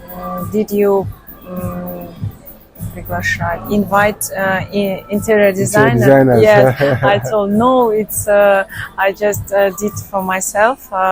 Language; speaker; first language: English; non-native, learner; Russian